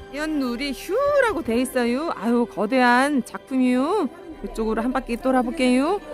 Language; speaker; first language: Korean; native; Korean